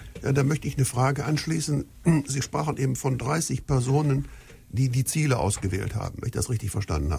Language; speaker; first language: German; native; German